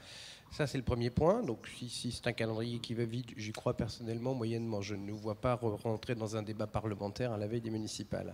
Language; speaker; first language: French; native; French